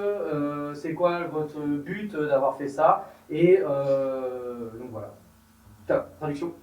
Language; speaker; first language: French; native; French